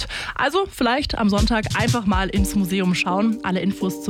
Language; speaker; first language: German; native; German